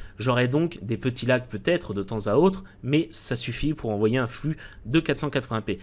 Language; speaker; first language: French; native; French